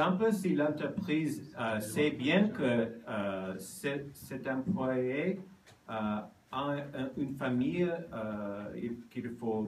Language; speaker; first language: French; non-native, learner; Japanese